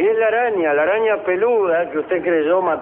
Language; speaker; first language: Spanish; native; Spanish